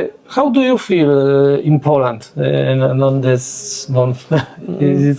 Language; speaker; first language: English; non-native, learner; Polish